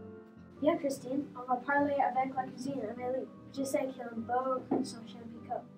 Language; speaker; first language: French; non-native, learner; English